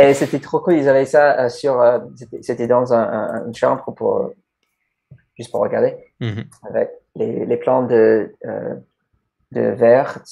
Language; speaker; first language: French; non-native, learner; English